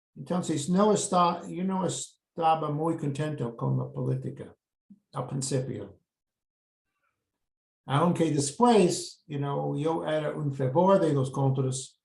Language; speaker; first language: Spanish; non-native, fluent; English